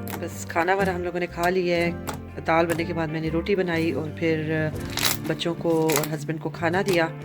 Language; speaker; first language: Urdu; native; Urdu